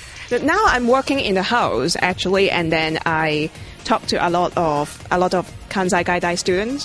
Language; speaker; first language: English; non-native, local second language; Cantonese